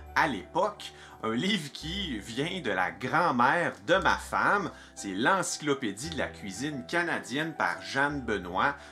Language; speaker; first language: French; native; French